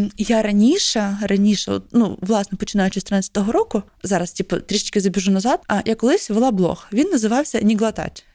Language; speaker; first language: Ukrainian; native; Ukrainian